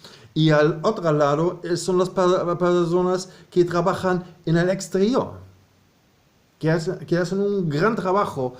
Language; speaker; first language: Spanish; non-native, fluent; German